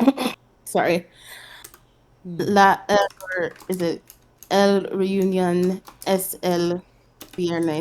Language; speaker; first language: Spanish; non-native, learner; English